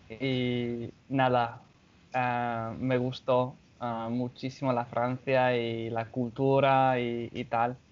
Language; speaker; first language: Spanish; non-native, fluent; English